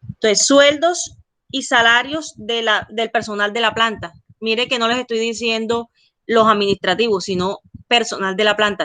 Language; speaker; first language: Spanish; native; Spanish